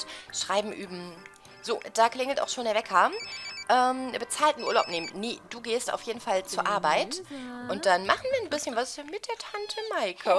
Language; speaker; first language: German; native; German